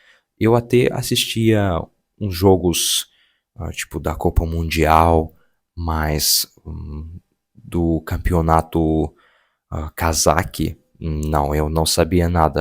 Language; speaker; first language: Portuguese; non-native, fluent; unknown